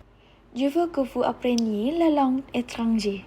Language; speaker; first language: French; non-native, learner; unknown